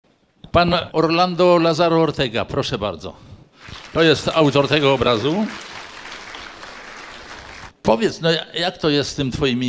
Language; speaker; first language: Polish; native; Polish